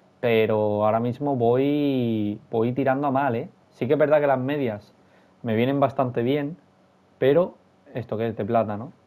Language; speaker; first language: Spanish; native; Spanish